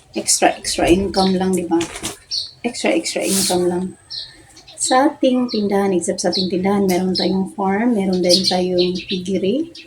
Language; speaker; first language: Filipino; non-native, local second language; Cebuano